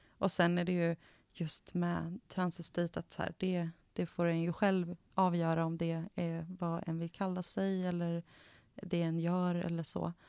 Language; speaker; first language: Swedish; native; Swedish